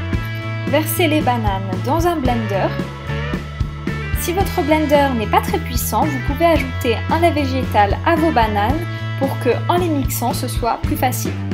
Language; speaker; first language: French; native; French